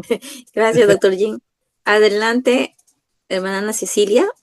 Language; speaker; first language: Spanish; native; Spanish